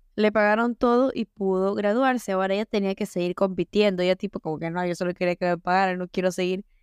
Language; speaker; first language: Spanish; early bilingual, heritage; Spanish